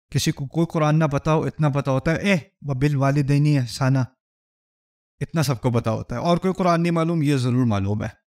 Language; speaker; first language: Urdu; native; Urdu